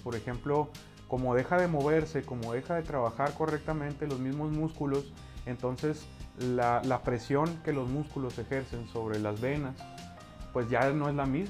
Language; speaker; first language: Spanish; native; Spanish